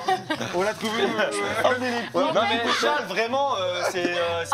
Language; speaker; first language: French; native; French